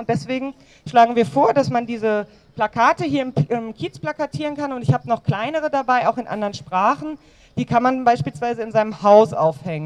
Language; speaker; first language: German; native; German